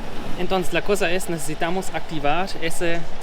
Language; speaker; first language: Spanish; non-native, learner; German